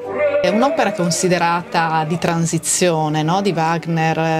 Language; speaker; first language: Italian; native; Italian